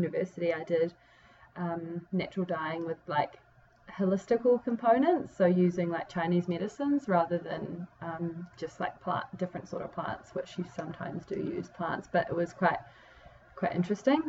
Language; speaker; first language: English; native; English